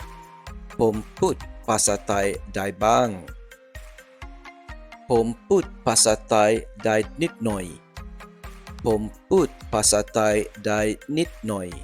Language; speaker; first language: Thai; non-native, learner; English